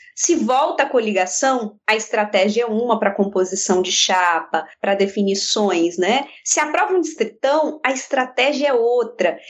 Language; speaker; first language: Portuguese; native; Portuguese